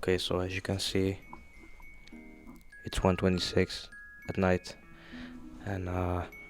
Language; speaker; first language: English; non-native, fluent; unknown